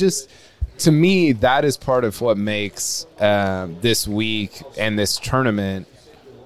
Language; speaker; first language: English; native; English